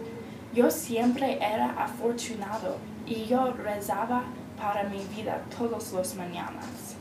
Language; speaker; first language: Spanish; non-native, learner; English